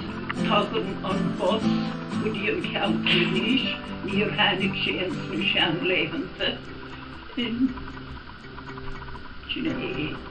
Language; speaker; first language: Irish; non-native, local second language; English